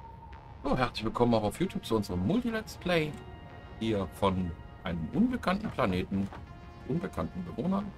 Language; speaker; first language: German; native; German